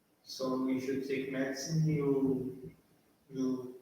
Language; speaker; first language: English; non-native, learner; Portuguese